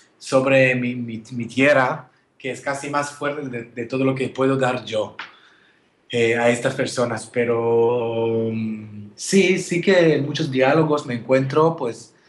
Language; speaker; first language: Spanish; non-native, fluent; Hebrew